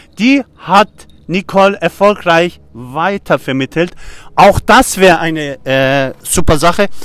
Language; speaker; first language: German; early bilingual, other home language; Turkish